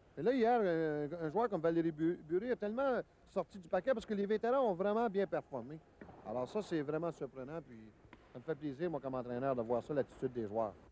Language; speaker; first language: French; native; French